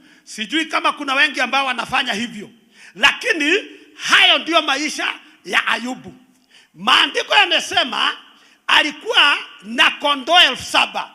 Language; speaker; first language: Swahili; non-native, local second language; Kikuyu